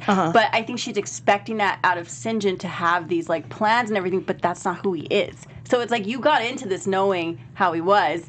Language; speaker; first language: English; native; English